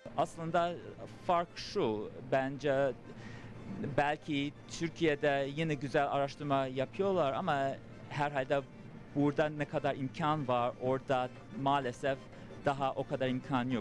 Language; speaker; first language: Turkish; early bilingual, heritage; English